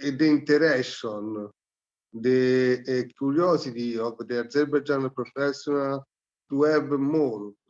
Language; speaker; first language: English; non-native, learner; Italian